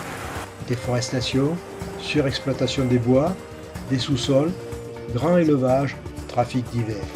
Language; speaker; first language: French; native; French